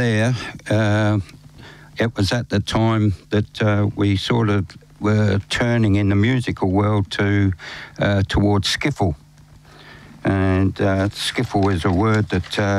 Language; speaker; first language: English; native; English